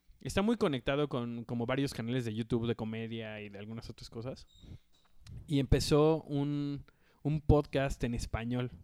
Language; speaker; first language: Spanish; native; Spanish